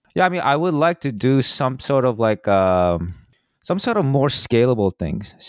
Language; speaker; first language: English; early bilingual, other home language; Korean